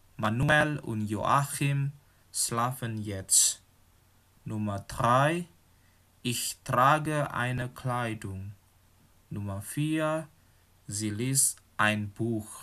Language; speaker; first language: German; non-native, fluent; Indonesian